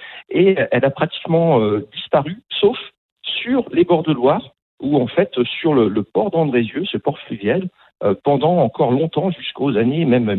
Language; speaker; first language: French; native; French